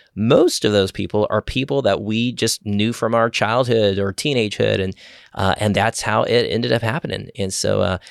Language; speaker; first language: English; native; English